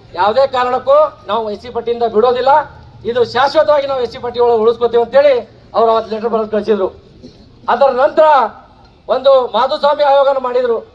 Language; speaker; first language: Kannada; non-native, local second language; Lambadi